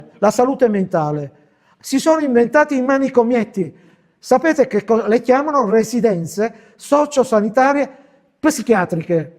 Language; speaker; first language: Italian; native; Italian